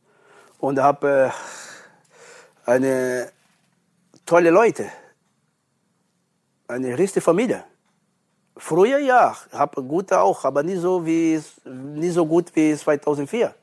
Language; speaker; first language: German; non-native, learner; Portuguese